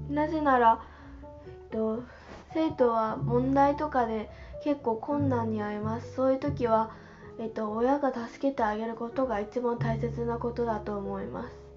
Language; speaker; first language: Japanese; non-native, fluent; Chinese